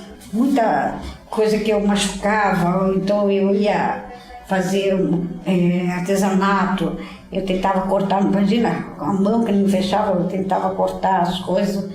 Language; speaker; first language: Portuguese; native; Portuguese